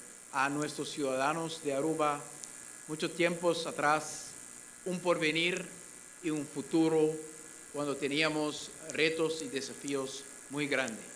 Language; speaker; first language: Spanish; non-native, fluent; Papiamento